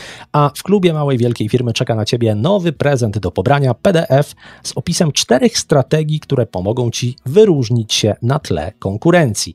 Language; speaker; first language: Polish; native; Polish